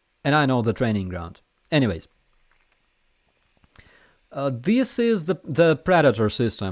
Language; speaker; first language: English; non-native, fluent; Ukrainian